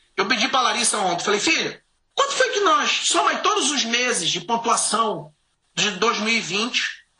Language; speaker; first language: Portuguese; native; Portuguese